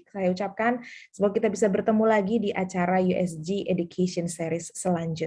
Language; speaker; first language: Indonesian; native; Indonesian